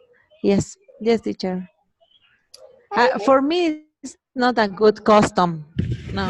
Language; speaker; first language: English; non-native, learner; Spanish